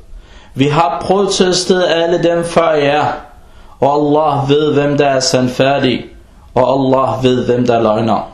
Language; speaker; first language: Danish; early bilingual, other home language; Arabic